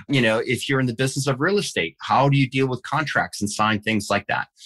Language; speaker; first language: English; non-native, fluent; Danish